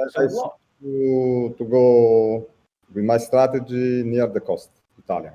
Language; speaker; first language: English; non-native, learner; Italian